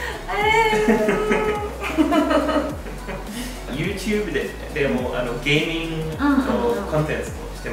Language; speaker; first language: Japanese; non-native, fluent; English